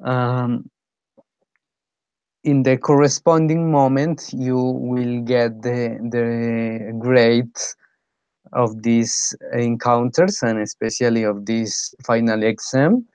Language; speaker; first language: English; non-native, fluent; Spanish